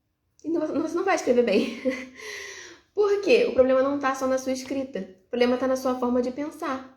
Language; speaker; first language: Portuguese; native; Portuguese